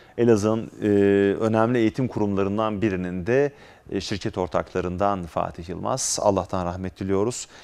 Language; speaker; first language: Turkish; native; Turkish